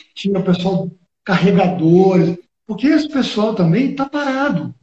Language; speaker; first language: Portuguese; early bilingual, other home language; Spanish